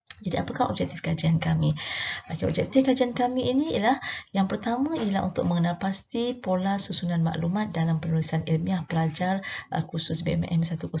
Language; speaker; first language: Malay; native; Malay